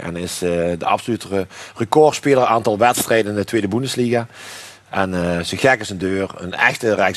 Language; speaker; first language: Dutch; native; Dutch